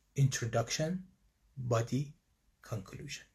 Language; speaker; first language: English; non-native, fluent; Persian